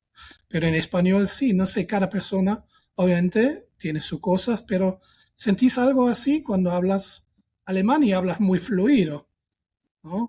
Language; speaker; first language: Spanish; non-native, fluent; German